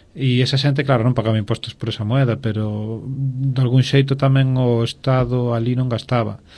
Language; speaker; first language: Galician; non-native, local second language; Spanish